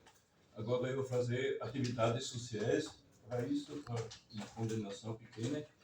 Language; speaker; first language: Portuguese; non-native, learner; German